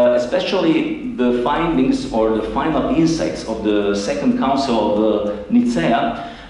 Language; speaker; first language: English; non-native, fluent; Croatian